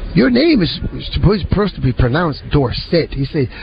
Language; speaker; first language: English; native; English